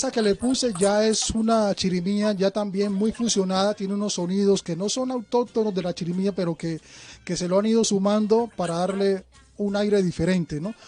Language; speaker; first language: Spanish; native; Spanish